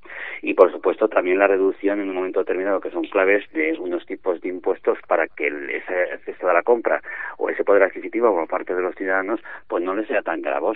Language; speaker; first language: Spanish; native; Spanish